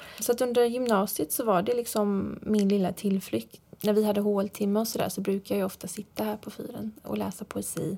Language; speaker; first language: Swedish; native; Swedish